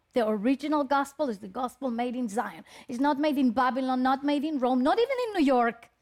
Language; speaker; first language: English; early bilingual, other home language; Spanish